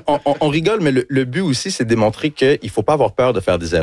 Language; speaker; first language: French; early bilingual, other home language; English